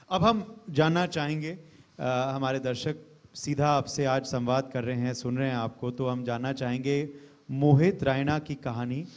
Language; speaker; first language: Hindi; native; Hindi